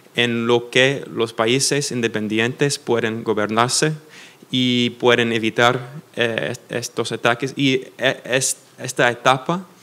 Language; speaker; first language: Spanish; non-native, fluent; English